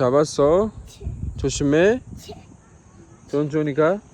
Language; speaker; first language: Korean; non-native, learner; Uzbek